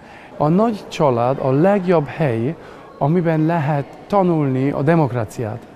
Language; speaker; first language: Hungarian; non-native, learner; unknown